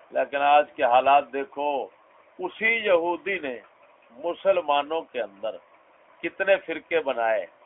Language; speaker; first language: Urdu; non-native, local second language; Punjabi